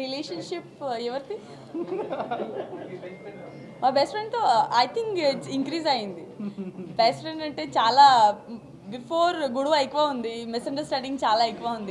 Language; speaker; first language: Telugu; non-native, learner; Gujarati